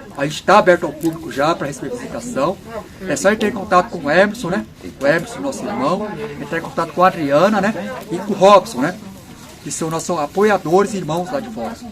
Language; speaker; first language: Portuguese; non-native, local second language; Guarani